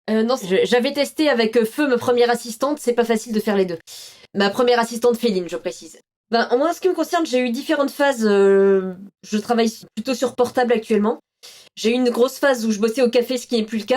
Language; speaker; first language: French; native; French